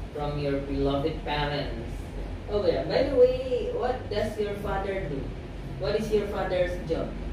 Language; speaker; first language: English; non-native, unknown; Indonesian